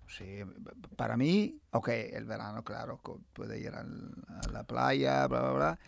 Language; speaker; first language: Spanish; non-native, fluent; Italian